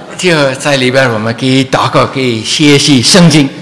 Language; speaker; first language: Chinese; non-native, learner; English